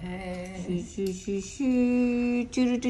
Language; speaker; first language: Italian; non-native, learner; Filipino